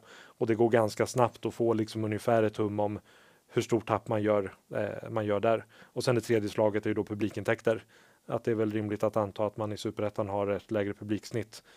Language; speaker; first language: Swedish; native; Swedish